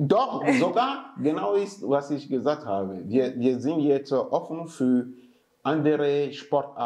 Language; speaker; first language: German; non-native, fluent; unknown